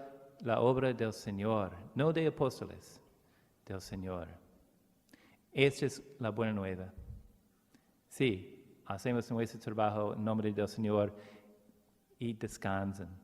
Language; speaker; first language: Spanish; non-native, learner; English